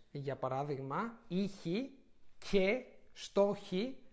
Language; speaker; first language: Greek; non-native, fluent; Italian